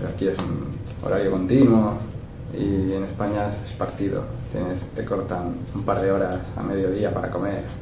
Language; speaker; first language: Spanish; native; Spanish